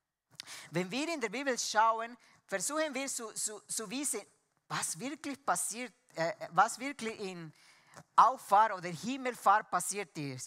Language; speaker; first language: German; non-native, fluent; Spanish